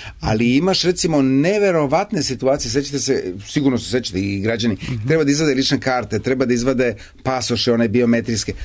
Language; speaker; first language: Serbian; native; Serbian